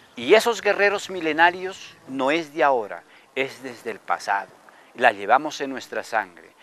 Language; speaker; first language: Spanish; non-native, local second language; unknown